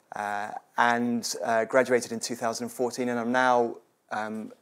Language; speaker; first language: English; native; English